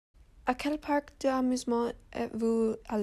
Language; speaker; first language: French; non-native, learner; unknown